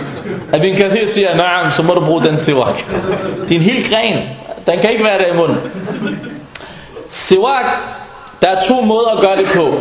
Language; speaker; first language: Danish; non-native, fluent; Arabic